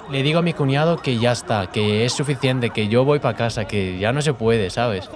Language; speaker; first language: Spanish; non-native, fluent; Persian